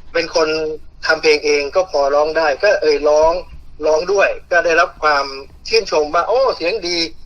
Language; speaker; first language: Thai; native; Thai